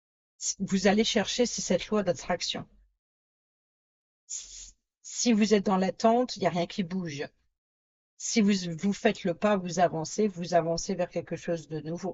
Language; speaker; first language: French; native; French